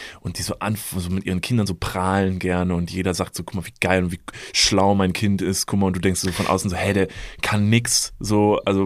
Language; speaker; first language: German; native; German